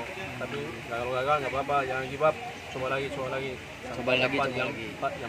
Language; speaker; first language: Indonesian; non-native, learner; Spanish